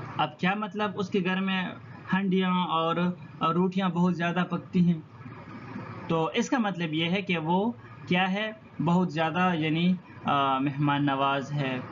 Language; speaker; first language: Urdu; non-native, local second language; Pashto